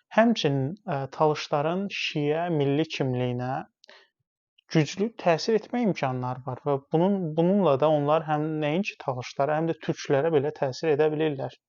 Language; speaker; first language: Azerbaijani; non-native, local second language; Talysh